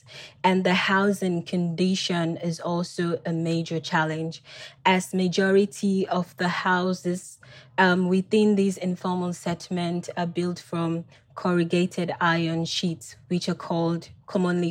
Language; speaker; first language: English; non-native, local second language; Krio